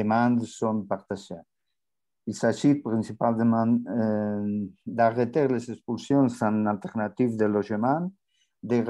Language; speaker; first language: French; non-native, learner; Spanish